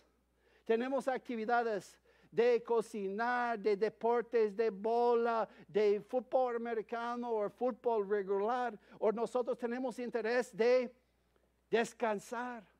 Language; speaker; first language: Spanish; non-native, fluent; English